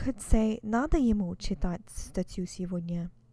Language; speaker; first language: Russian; non-native, fluent; English